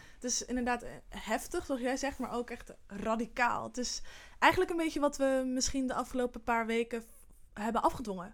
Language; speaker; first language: Dutch; early bilingual, other home language; Somali